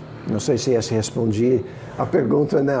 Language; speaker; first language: Portuguese; non-native, fluent; English